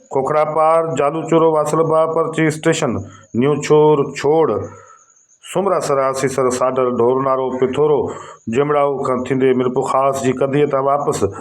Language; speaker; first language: Sindhi; native; Sindhi